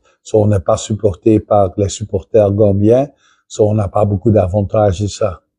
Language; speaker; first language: French; non-native, fluent; Dutch